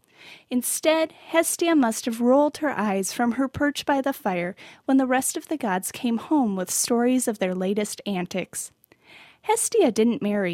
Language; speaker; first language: English; native; English